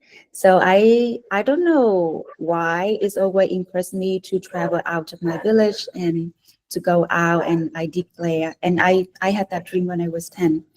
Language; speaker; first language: English; non-native, fluent; Vietnamese